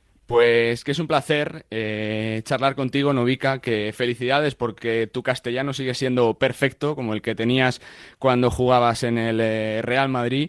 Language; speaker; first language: Spanish; native; Spanish